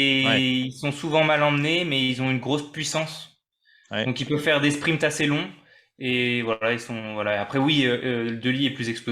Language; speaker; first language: French; native; French